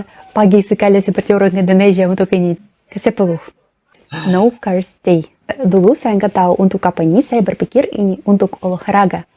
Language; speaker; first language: Indonesian; non-native, learner; Russian